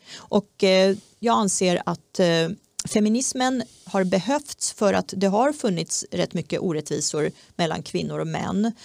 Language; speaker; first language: Swedish; early bilingual, other home language; Czech